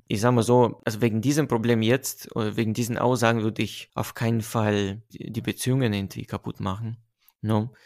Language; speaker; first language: German; non-native, fluent; Russian